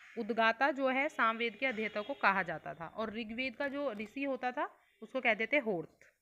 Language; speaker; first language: Hindi; native; Hindi